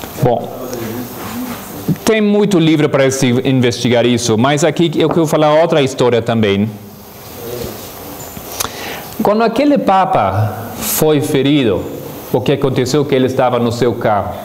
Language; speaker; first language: Portuguese; non-native, fluent; Spanish